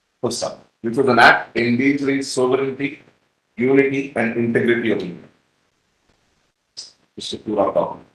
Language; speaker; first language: English; non-native, local second language; Hindi